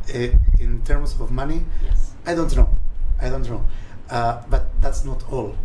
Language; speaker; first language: English; non-native, fluent; Spanish